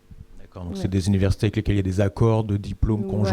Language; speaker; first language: French; native; French